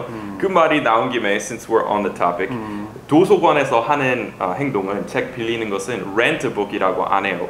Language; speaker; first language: Korean; non-native, fluent; English